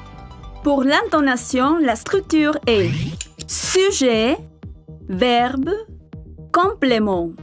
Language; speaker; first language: French; non-native, fluent; Spanish